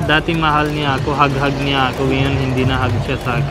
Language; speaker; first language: Filipino; non-native, learner; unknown